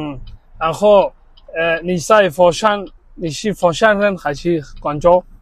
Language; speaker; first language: Chinese; non-native, learner; Somali